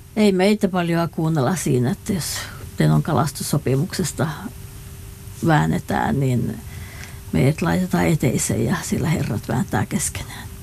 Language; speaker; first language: Finnish; non-native, local second language; Northern Sami